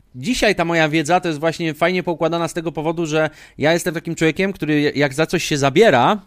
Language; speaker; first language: Polish; native; Polish